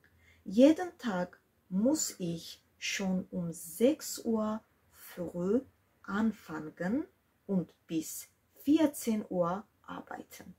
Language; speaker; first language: German; non-native, fluent; Georgian